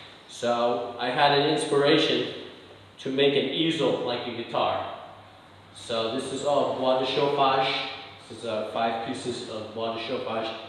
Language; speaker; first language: English; native; English